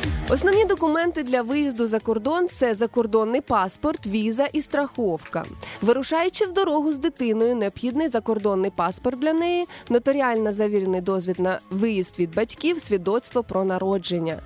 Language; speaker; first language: Ukrainian; native; Ukrainian